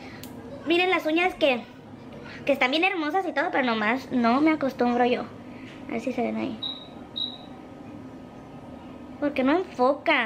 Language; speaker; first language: Spanish; native; Spanish